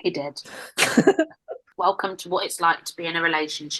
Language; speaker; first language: English; native; English